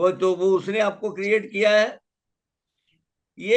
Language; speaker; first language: Hindi; native; Hindi